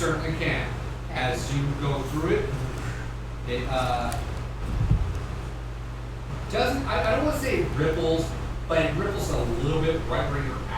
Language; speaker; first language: English; native; English